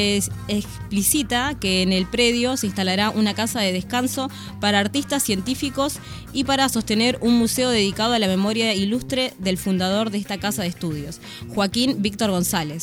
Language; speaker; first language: Spanish; native; Spanish